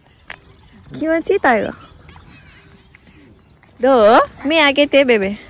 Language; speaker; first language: Japanese; non-native, learner; Nepali